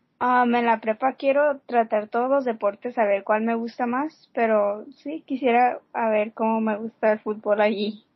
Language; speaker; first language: Spanish; early bilingual, heritage; Spanish